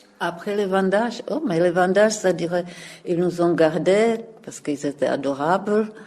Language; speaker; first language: French; non-native, fluent; Czech